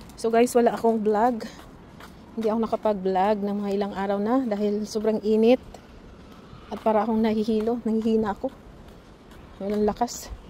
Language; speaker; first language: Filipino; non-native, local second language; Cebuano